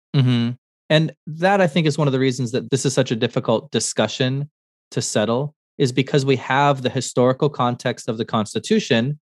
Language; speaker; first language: English; native; English